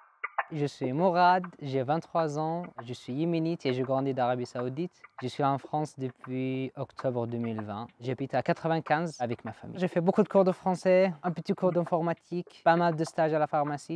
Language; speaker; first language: French; non-native, learner; Arabic